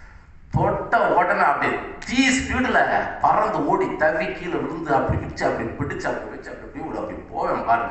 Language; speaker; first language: Tamil; native; Tamil